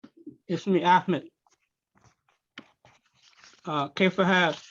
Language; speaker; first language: Arabic; non-native, learner; English